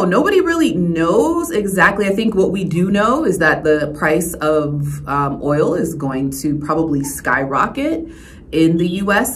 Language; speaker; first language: English; native; English